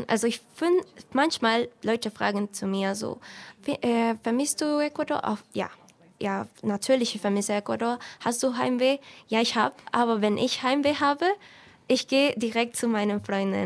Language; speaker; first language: German; non-native, fluent; Spanish